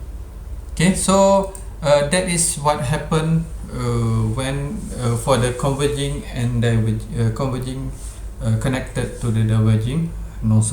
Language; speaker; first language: English; non-native, local second language; Malay